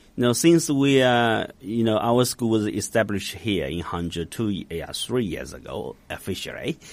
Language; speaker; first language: English; non-native, fluent; Chinese